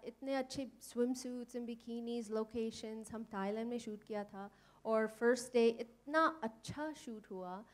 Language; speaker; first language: Hindi; non-native, learner; English